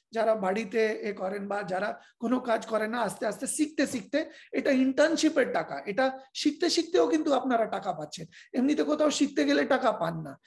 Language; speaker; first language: Bangla; non-native, fluent; Hindi